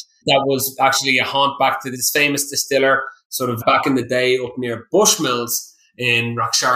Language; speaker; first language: English; native; English